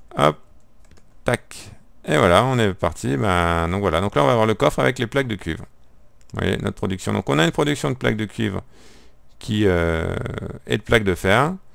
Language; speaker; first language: French; native; French